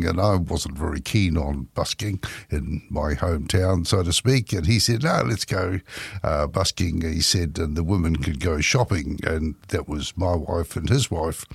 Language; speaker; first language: English; native; English